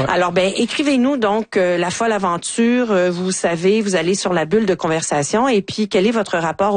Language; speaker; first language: French; native; French